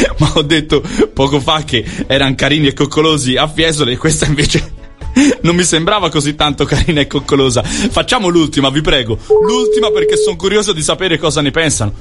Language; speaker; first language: Italian; native; Italian